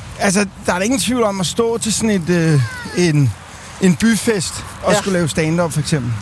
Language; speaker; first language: Danish; native; Danish